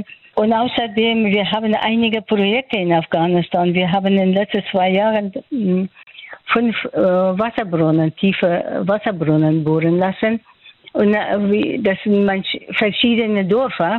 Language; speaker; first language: German; non-native, fluent; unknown